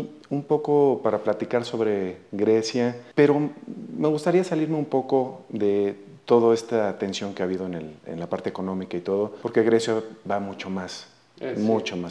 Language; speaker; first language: Spanish; native; Spanish